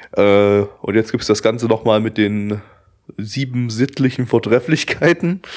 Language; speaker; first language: German; early bilingual, other home language; Russian